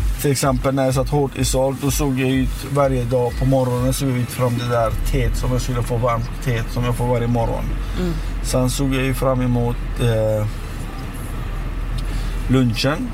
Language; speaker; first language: Swedish; early bilingual, other home language; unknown